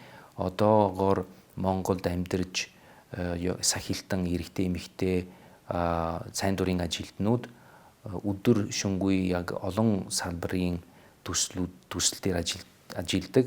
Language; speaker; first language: Mongolian; non-native, fluent; Italian